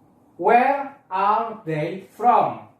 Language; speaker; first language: English; non-native, learner; Indonesian